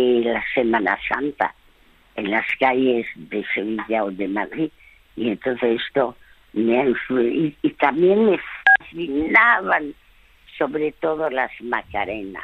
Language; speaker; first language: Spanish; early bilingual, other home language; French